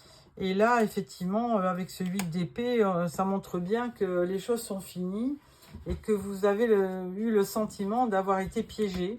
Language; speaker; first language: French; native; French